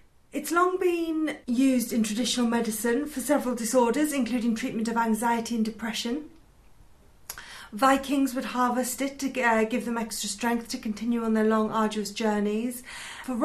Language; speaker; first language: English; native; English